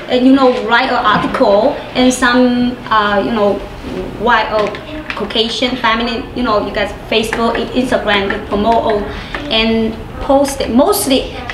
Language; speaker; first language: English; non-native, learner; Chinese